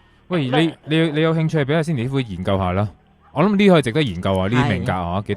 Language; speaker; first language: Cantonese; native; Cantonese